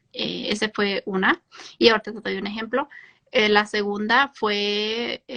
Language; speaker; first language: Spanish; native; Spanish